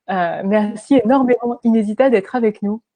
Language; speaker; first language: French; native; French